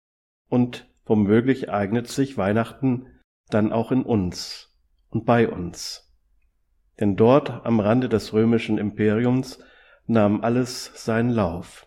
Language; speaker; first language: German; native; German